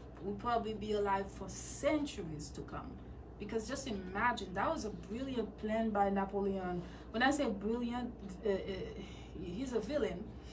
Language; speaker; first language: English; non-native, fluent; Haitian Creole